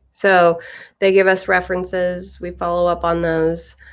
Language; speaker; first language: English; native; English